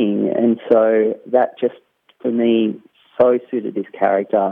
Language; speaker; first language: English; native; English